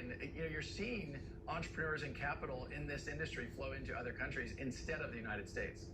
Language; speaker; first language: English; native; English